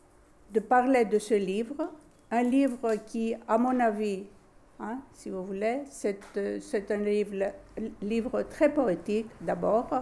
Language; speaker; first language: French; non-native, fluent; Greek